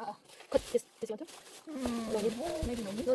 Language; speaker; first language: English; non-native, learner; Korean